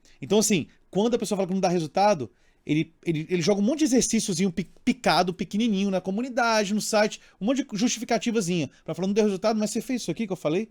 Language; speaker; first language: Portuguese; native; Portuguese